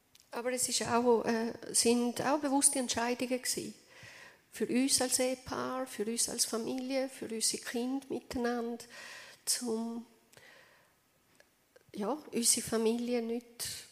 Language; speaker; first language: German; non-native, fluent; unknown